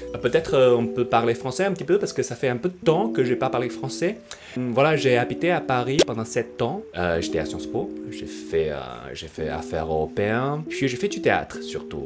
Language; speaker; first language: French; non-native, fluent; Chinese